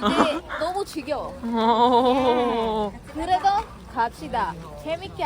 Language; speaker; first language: Korean; non-native, learner; Hindi